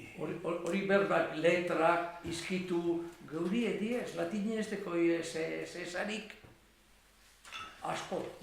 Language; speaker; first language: Basque; native; Basque